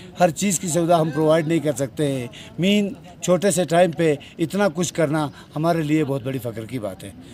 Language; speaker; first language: Hindi; non-native, local second language; Shina